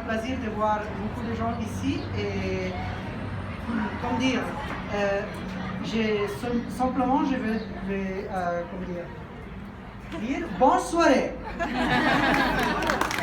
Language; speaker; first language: French; non-native, learner; Italian